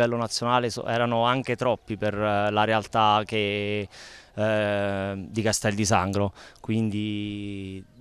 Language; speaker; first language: Italian; native; Italian